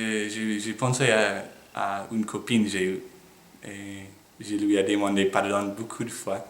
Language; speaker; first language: French; non-native, fluent; English